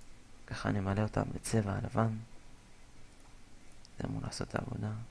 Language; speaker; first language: Hebrew; native; Hebrew